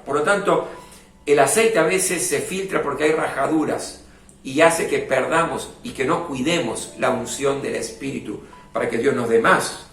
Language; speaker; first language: Spanish; native; Spanish